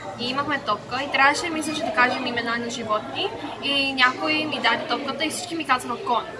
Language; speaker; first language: Bulgarian; early bilingual, other home language; Korean